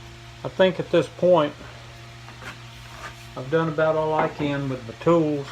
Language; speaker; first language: English; native; English